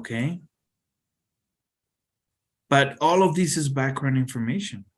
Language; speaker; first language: English; non-native, fluent; Spanish